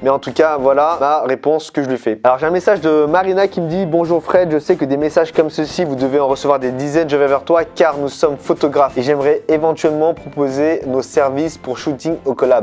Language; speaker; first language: French; native; French